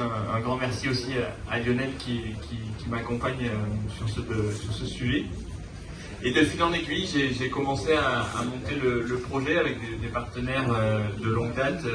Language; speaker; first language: French; native; French